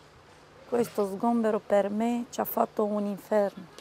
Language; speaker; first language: Italian; non-native, local second language; Romanian